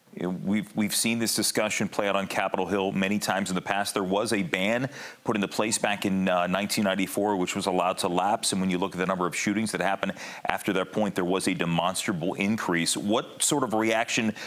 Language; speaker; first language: English; native; English